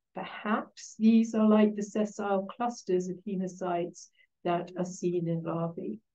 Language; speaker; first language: English; native; English